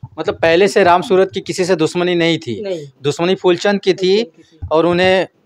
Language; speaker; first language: Hindi; native; Hindi